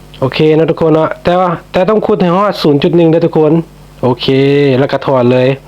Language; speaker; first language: Thai; non-native, local second language; Lao